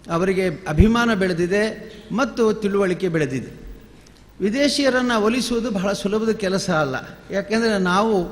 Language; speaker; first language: Kannada; non-native, local second language; Tulu